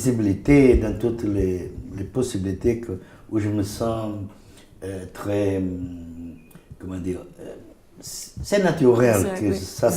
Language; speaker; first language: French; non-native, fluent; Portuguese